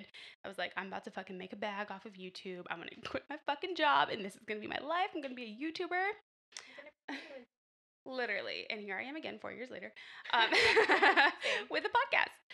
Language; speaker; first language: English; native; English